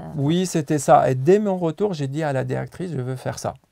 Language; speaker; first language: French; non-native, local second language; Arabic